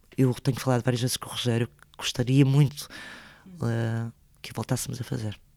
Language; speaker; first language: Portuguese; early bilingual, other home language; Spanish